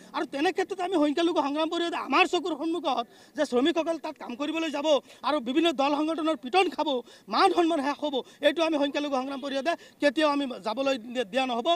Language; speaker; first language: Assamese; non-native, local second language; Bangla